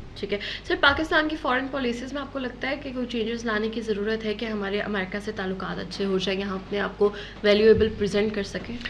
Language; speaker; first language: Urdu; native; Urdu